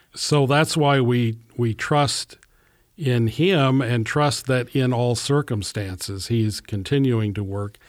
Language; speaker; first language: English; native; English